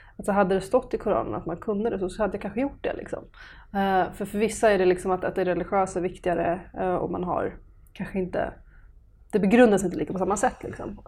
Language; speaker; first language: Swedish; early bilingual, other home language; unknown